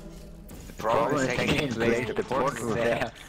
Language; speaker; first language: English; non-native, learner; German